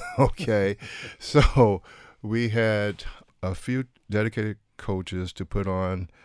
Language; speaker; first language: English; native; English